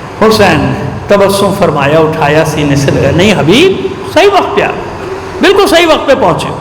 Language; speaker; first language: Urdu; native; Urdu